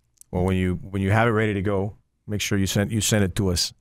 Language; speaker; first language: English; early bilingual, other home language; Spanish